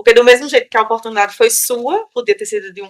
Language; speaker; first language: Portuguese; native; Portuguese